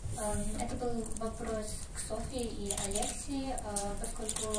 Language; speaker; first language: Russian; native; Russian